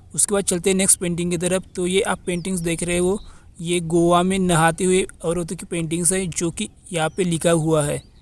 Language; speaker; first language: Hindi; non-native, local second language; Marathi